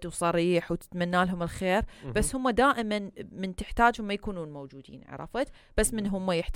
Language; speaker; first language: Arabic; early bilingual, heritage; Arabic